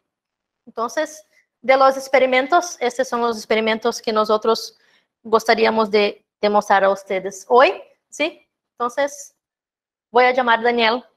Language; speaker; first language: Spanish; non-native, fluent; Portuguese